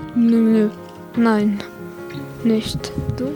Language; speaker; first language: German; non-native, learner; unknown